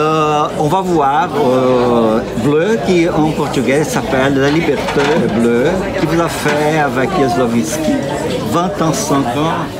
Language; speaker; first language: French; non-native, learner; Portuguese